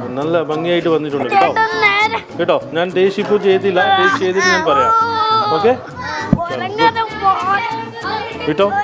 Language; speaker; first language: Malayalam; non-native, learner; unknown